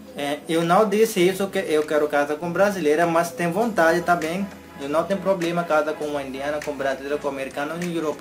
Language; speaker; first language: Portuguese; non-native, learner; Hindi